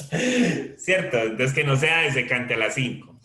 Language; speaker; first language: Spanish; native; Spanish